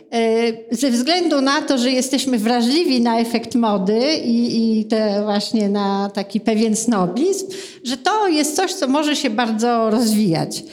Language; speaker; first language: Polish; native; Polish